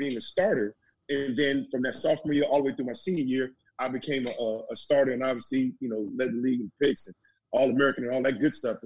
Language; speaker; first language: English; native; English